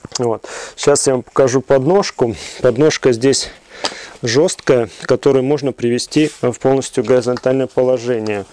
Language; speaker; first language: Russian; native; Russian